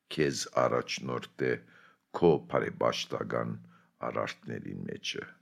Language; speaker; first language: Armenian; early bilingual, heritage; Armenian